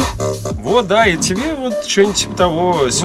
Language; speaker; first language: Russian; native; Russian